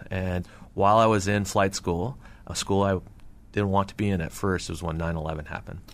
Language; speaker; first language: English; native; English